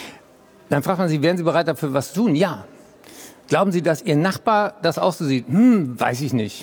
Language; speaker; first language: German; native; German